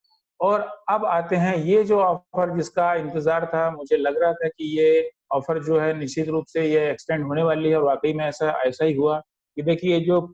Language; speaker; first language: Hindi; native; Hindi